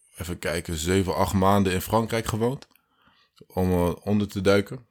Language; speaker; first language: Dutch; early bilingual, other home language; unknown